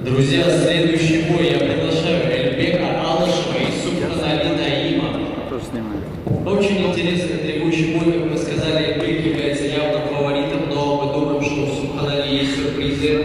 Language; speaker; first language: Russian; native; Russian